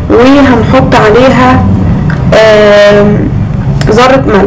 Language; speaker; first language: Arabic; native; Arabic